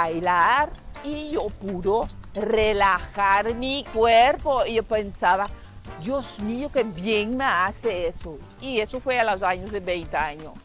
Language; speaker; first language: Spanish; non-native, fluent; Dutch